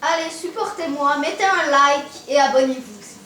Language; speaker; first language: French; native; French